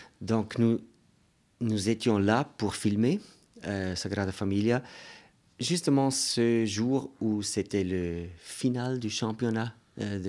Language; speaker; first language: French; non-native, local second language; German